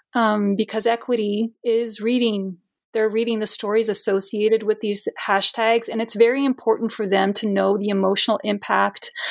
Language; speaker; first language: English; non-native, fluent; Portuguese